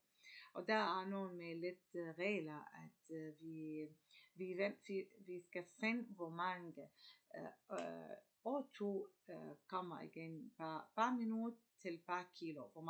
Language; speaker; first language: Danish; non-native, learner; Arabic